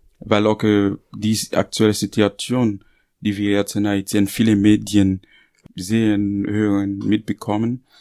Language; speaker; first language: German; non-native, fluent; Haitian Creole